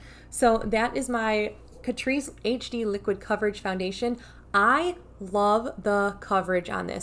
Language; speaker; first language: English; native; English